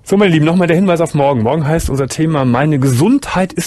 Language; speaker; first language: German; native; German